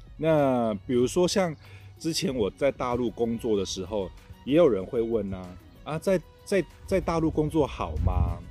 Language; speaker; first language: Chinese; native; Chinese